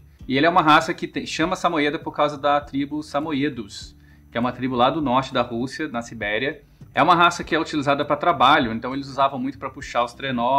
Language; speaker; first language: Portuguese; native; Portuguese